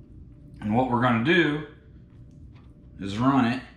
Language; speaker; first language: English; native; English